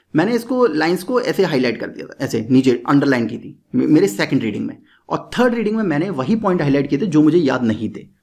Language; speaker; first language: Hindi; native; Hindi